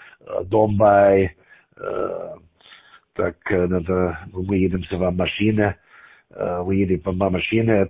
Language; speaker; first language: Russian; non-native, learner; German